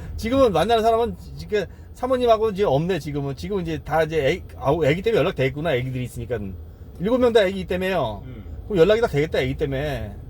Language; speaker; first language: Korean; native; Korean